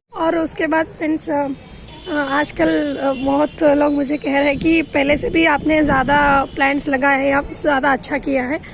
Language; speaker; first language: Hindi; native; Hindi